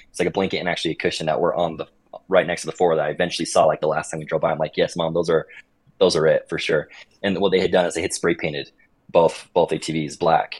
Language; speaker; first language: English; native; English